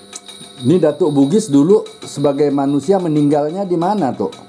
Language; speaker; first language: Indonesian; native; Indonesian